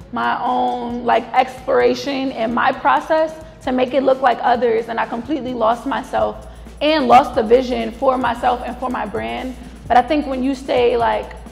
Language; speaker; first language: English; native; English